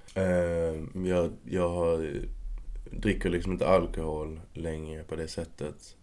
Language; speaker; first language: Swedish; early bilingual, other home language; Arabic